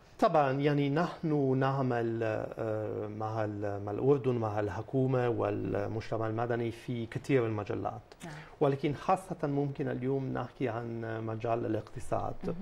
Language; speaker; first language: Arabic; non-native, fluent; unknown